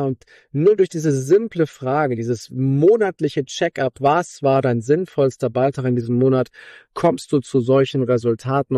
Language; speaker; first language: German; native; German